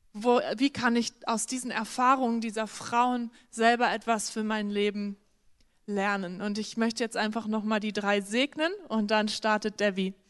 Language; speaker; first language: German; native; German